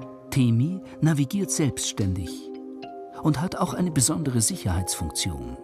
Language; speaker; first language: German; native; German